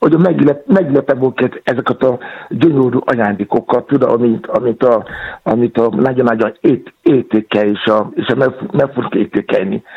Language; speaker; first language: Hungarian; non-native, fluent; Yoruba